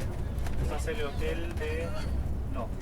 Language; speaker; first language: French; non-native, learner; Spanish